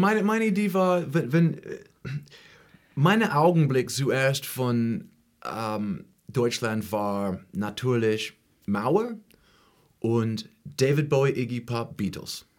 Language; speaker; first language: German; non-native, learner; English